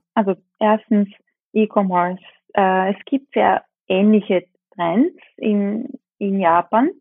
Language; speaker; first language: German; early bilingual, other home language; Japanese